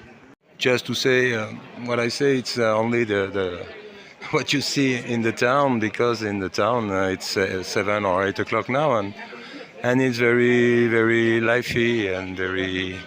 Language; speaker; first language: English; non-native, learner; French